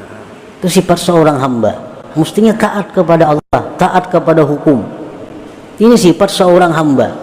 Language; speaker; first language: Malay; non-native, local second language; Banjar